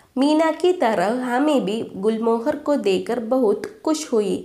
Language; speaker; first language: Hindi; non-native, local second language; Malayalam